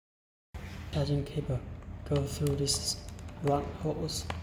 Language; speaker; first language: English; non-native, learner; Chinese